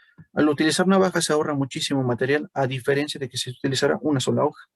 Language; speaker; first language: Spanish; native; Spanish